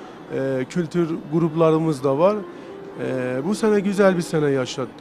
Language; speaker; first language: Turkish; non-native, learner; Persian